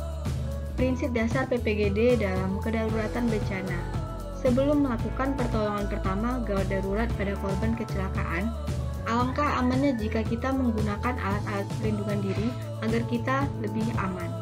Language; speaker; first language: Indonesian; native; Indonesian